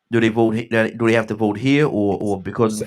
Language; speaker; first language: English; native; English